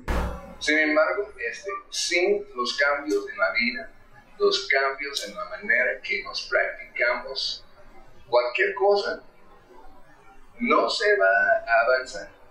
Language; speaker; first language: Spanish; non-native, fluent; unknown